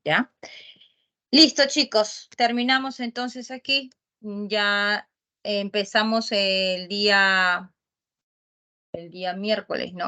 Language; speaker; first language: Spanish; native; Spanish